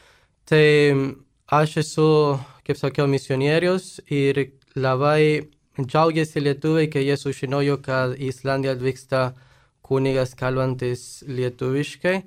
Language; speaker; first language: Lithuanian; non-native, fluent; Spanish